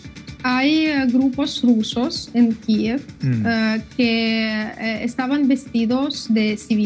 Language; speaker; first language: Spanish; non-native, fluent; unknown